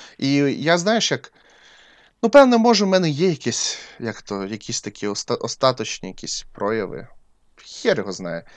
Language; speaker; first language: Ukrainian; non-native, local second language; Russian